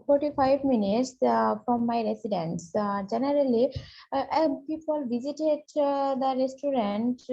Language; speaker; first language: English; non-native, learner; Bangla